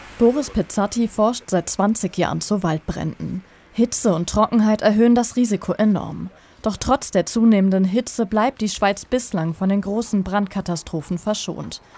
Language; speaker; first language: German; native; German